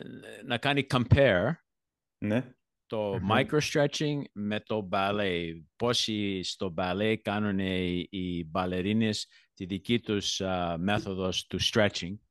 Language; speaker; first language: Greek; early bilingual, heritage; Greek